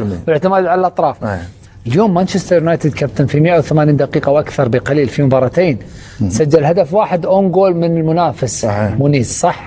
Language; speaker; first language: Arabic; native; Arabic